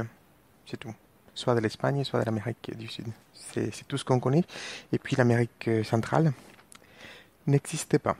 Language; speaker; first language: French; non-native, fluent; Spanish